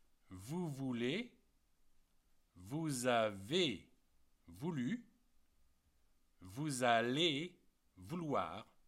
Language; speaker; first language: French; native; French